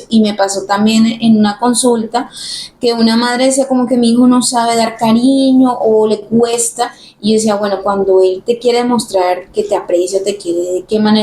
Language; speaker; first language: Spanish; native; Spanish